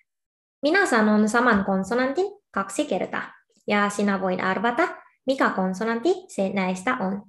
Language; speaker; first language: Finnish; non-native, fluent; Korean